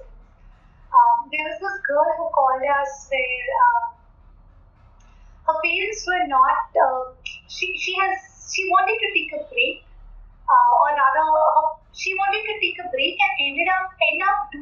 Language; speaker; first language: English; non-native, local second language; Hindi